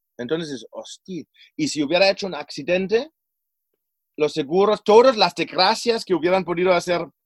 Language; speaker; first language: Spanish; non-native, fluent; German